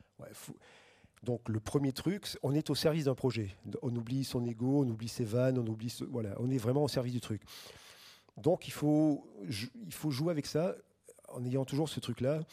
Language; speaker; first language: French; native; French